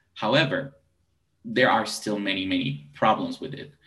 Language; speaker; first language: English; non-native, fluent; Spanish